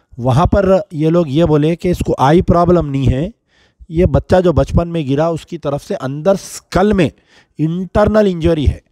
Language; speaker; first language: Hindi; non-native, local second language; Urdu